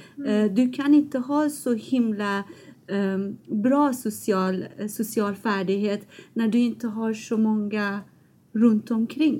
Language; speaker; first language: Swedish; non-native, fluent; Persian